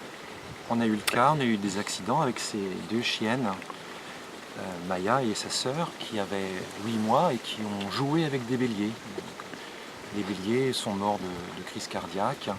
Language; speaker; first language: French; native; French